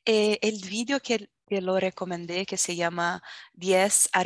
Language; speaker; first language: Spanish; non-native, fluent; Portuguese